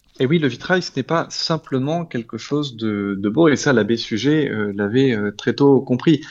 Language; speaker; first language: French; native; French